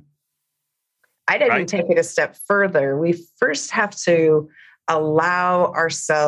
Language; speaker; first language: English; native; English